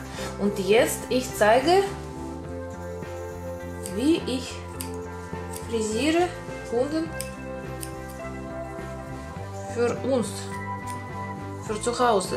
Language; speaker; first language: German; non-native, learner; Russian